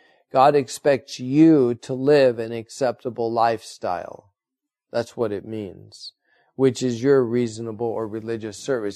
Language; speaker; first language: English; native; English